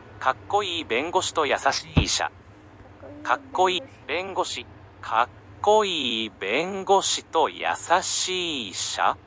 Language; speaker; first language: Japanese; non-native, learner; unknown